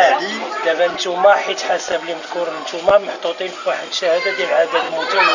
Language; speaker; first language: Arabic; native; Arabic